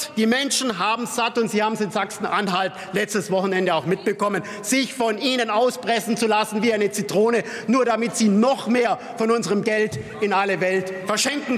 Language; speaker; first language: German; native; German